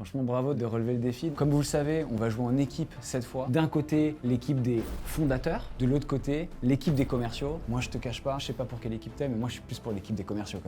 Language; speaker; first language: French; native; French